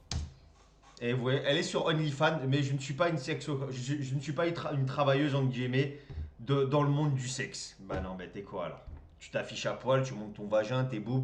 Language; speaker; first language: French; native; French